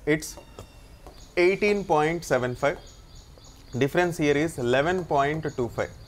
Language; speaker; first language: English; non-native, local second language; Telugu